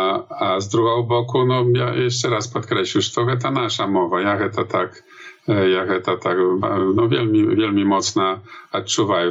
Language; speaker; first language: Polish; non-native, learner; Belarusian